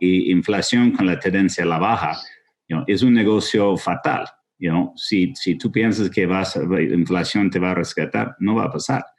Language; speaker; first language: Spanish; non-native, fluent; English